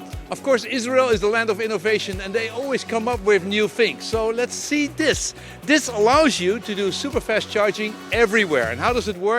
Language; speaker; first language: English; non-native, fluent; Dutch